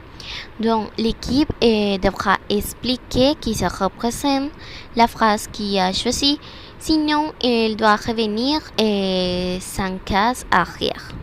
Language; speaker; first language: French; non-native, learner; Spanish